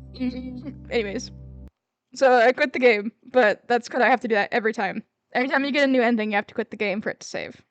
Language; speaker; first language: English; native; English